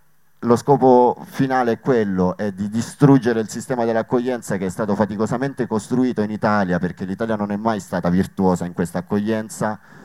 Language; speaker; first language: Italian; native; Italian